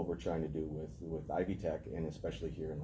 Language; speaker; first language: English; native; English